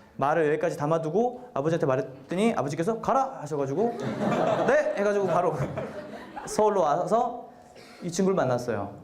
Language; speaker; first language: Korean; native; Korean